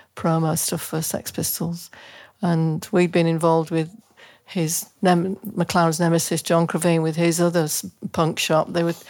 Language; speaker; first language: English; native; English